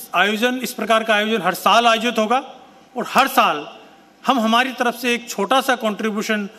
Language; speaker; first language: Hindi; native; Hindi